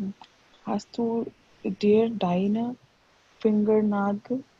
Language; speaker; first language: German; non-native, learner; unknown